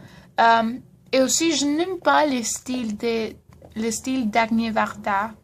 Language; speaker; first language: French; non-native, learner; Spanish